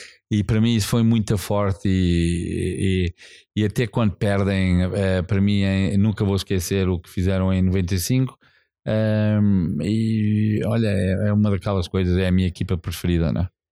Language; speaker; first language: Portuguese; non-native, fluent; English